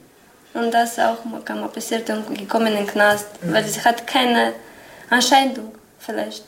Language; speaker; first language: German; non-native, learner; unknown